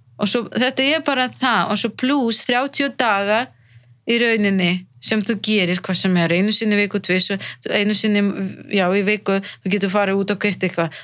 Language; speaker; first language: Icelandic; non-native, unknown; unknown